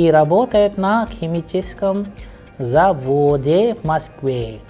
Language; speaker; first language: Russian; non-native, fluent; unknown